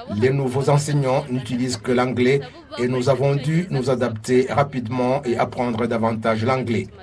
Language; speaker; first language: French; non-native, local second language; Kinyarwanda